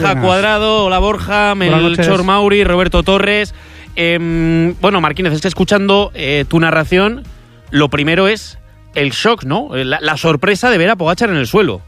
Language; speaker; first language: Spanish; native; Spanish